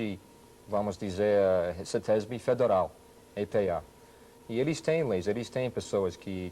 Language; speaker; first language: Portuguese; non-native, fluent; English